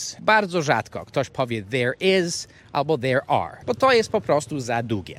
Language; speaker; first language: Polish; non-native, fluent; English